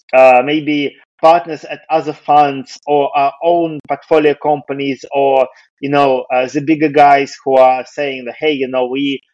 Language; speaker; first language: English; non-native, fluent; Russian